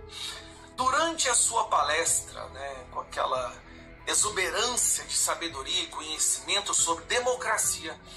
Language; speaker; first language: Portuguese; native; Portuguese